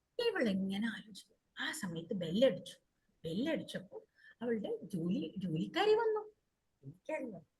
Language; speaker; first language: Malayalam; early bilingual, heritage; Malayalam